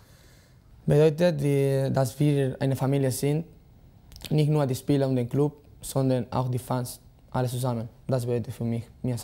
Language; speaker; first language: German; non-native, learner; Spanish